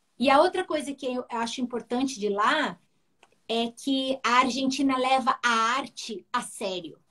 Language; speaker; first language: Portuguese; early bilingual, heritage; Portuguese